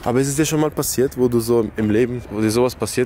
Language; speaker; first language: German; early bilingual, other home language; Persian